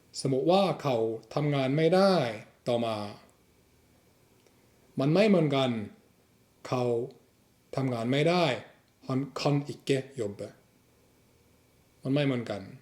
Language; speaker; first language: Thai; non-native, fluent; Norwegian